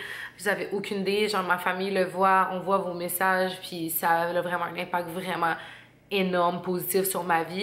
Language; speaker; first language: French; native; French